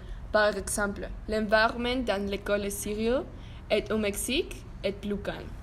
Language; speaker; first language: French; non-native, learner; Spanish